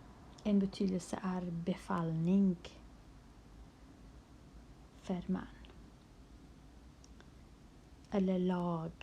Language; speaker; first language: Swedish; non-native, local second language; Kurdish